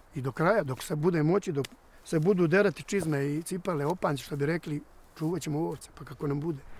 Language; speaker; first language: Bosnian; native; Bosnian